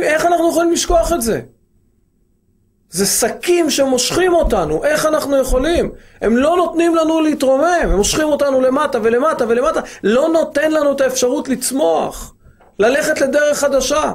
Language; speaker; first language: Hebrew; native; Hebrew